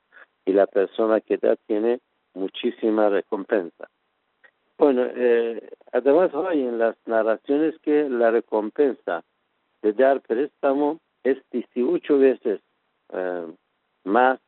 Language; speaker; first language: Spanish; non-native, fluent; Persian